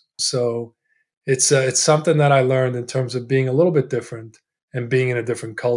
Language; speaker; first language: English; early bilingual, other home language; Italian